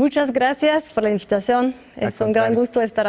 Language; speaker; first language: Spanish; non-native, fluent; Norwegian